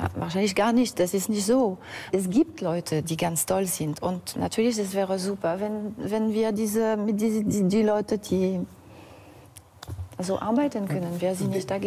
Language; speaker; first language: German; non-native, fluent; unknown